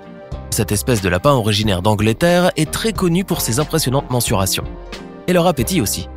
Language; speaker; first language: French; native; French